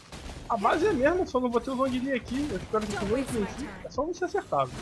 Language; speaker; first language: Portuguese; native; Portuguese